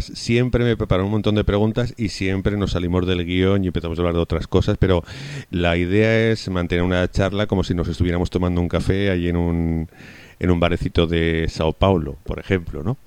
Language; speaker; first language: Spanish; native; Spanish